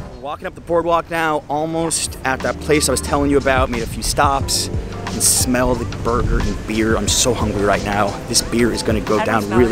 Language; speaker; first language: English; native; English